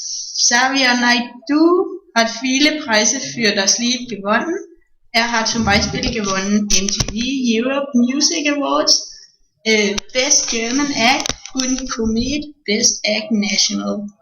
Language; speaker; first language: German; non-native, learner; Danish